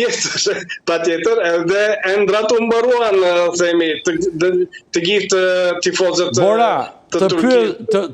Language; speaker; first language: Albanian; early bilingual, heritage; Albanian